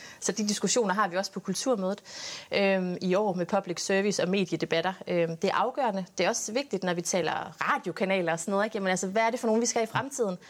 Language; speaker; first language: Danish; native; Danish